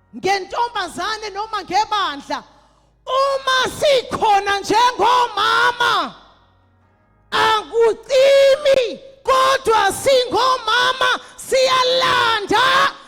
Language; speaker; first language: Zulu; native; Zulu